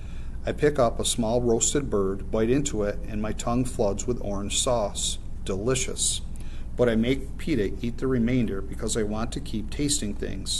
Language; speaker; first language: English; native; English